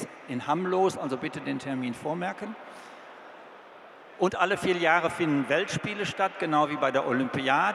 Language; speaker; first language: German; native; German